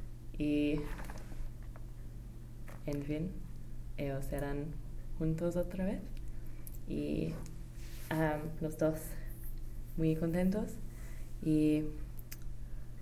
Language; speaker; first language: Spanish; non-native, learner; English